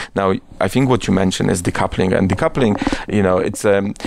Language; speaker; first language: English; non-native, fluent; Polish